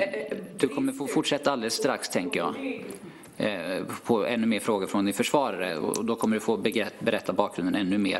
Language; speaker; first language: Swedish; native; Swedish